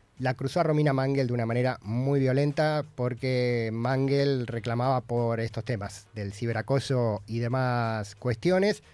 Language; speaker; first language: Spanish; native; Spanish